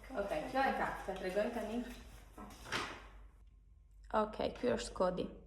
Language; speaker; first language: Albanian; early bilingual, heritage; Albanian